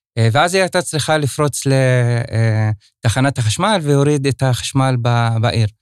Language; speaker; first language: Hebrew; non-native, local second language; Arabic